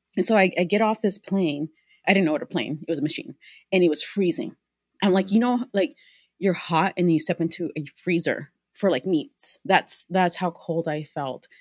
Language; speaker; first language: English; early bilingual, other home language; Spanish